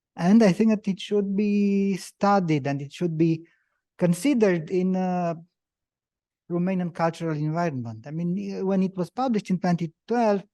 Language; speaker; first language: English; non-native, fluent; Romanian